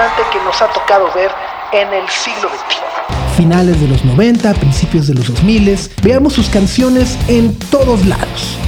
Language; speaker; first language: Spanish; native; Spanish